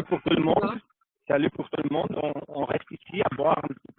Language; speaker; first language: French; non-native, fluent; Portuguese